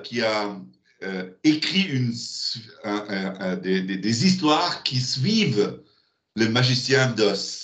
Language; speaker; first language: French; non-native, learner; German